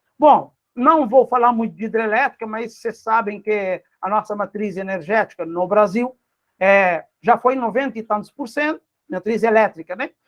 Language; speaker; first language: Portuguese; non-native, local second language; Kabuverdianu